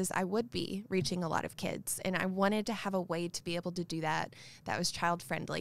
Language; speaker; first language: English; native; English